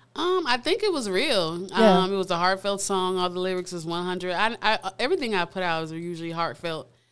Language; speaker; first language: English; native; English